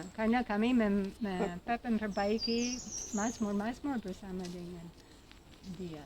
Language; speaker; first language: Indonesian; non-native, fluent; English